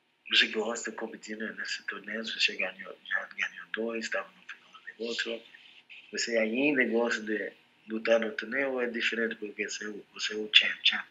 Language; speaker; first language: Portuguese; non-native, fluent; English